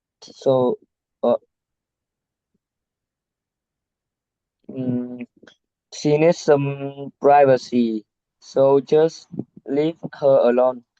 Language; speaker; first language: English; non-native, learner; Vietnamese